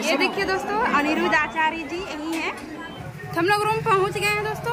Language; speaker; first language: Hindi; native; Hindi